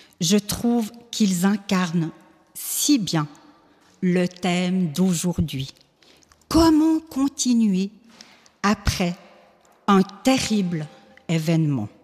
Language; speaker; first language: French; native; French